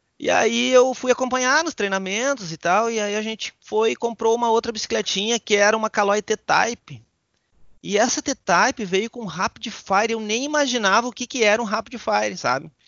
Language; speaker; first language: Portuguese; native; Portuguese